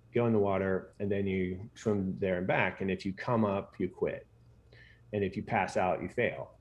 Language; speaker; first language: English; native; English